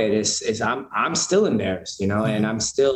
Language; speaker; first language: English; native; English